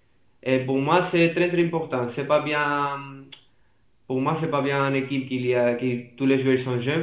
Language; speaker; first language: French; non-native, fluent; Spanish